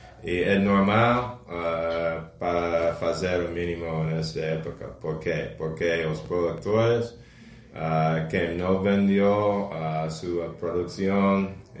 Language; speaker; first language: Portuguese; non-native, fluent; English